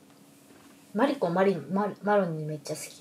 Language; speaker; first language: Japanese; native; Japanese